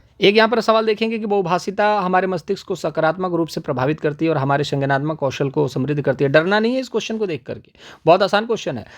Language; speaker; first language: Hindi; native; Hindi